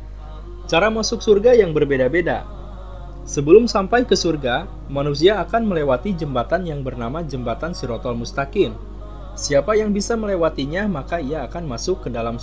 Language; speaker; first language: Indonesian; native; Indonesian